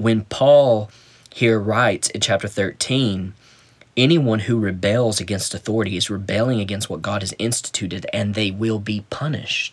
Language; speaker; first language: English; native; English